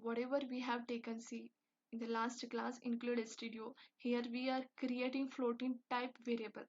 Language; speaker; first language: English; non-native, local second language; Hindi